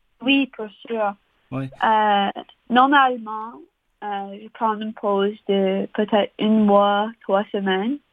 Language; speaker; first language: French; non-native, local second language; English